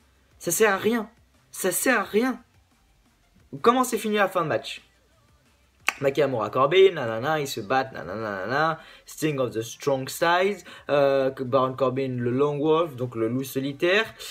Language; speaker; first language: French; native; French